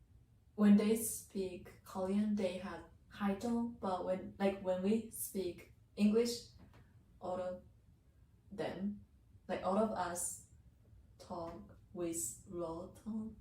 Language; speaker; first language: English; non-native, learner; Japanese